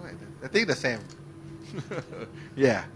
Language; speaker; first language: English; non-native, fluent; Thai